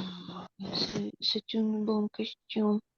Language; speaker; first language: French; non-native, learner; Russian